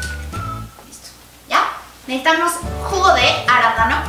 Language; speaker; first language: Spanish; native; Spanish